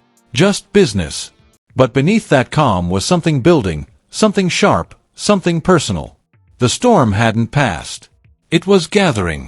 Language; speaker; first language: English; native; English